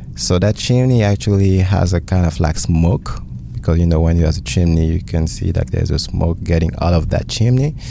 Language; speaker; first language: English; early bilingual, other home language; French